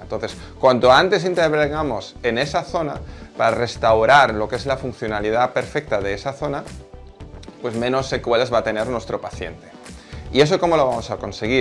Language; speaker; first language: Spanish; native; Spanish